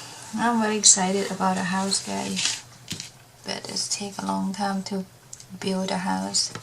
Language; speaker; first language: English; non-native, learner; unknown